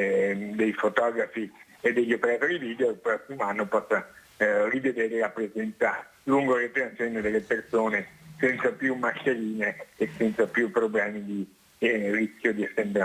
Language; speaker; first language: Italian; native; Italian